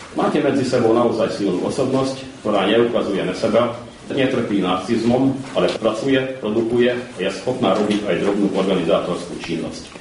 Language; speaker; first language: Slovak; early bilingual, heritage; Slovak